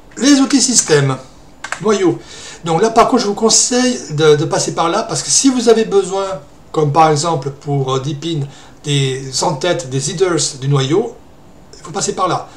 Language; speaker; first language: French; native; French